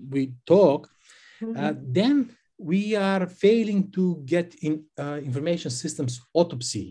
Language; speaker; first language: English; non-native, fluent; Macedonian